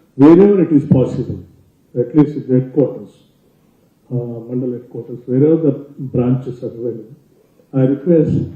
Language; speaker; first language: English; non-native, local second language; Telugu